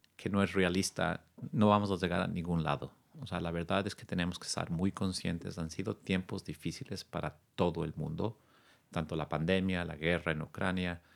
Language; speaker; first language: Spanish; native; Spanish